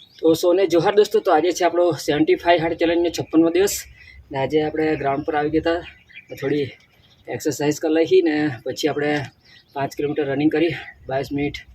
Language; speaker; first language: Gujarati; non-native, local second language; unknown